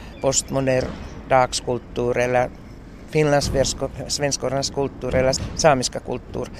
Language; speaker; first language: Swedish; non-native, local second language; Finnish